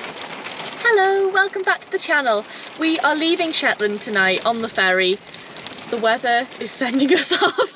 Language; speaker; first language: English; native; English